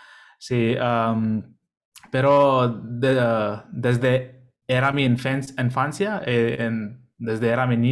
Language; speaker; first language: Spanish; non-native, learner; Hindi